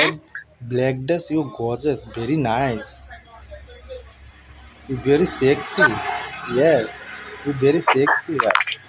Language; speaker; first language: English; non-native, learner; Bangla